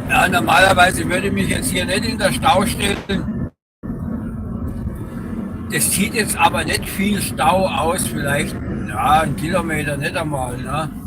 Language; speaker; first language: German; native; German